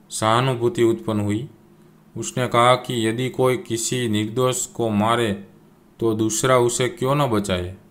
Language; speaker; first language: Hindi; non-native, local second language; Gujarati